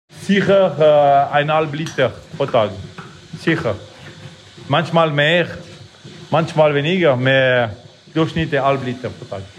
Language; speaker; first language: German; non-native, local second language; French